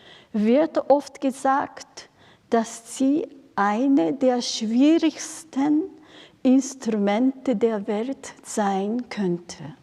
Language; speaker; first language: German; non-native, fluent; Japanese